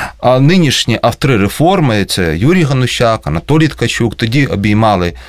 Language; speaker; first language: Ukrainian; native; Ukrainian